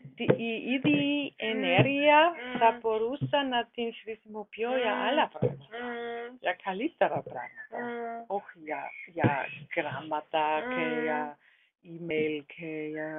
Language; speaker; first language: Greek; non-native, learner; German